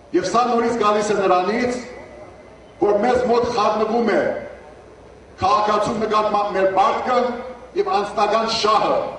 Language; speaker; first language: Armenian; early bilingual, heritage; Armenian